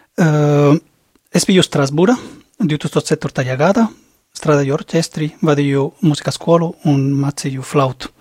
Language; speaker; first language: Latvian; non-native, fluent; Spanish